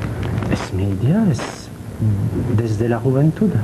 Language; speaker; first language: Spanish; non-native, learner; French